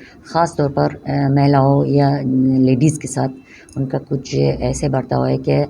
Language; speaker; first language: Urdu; non-native, local second language; Persian